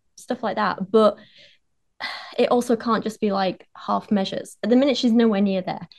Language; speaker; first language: English; native; English